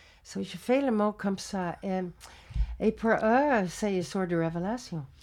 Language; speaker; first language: French; non-native, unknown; English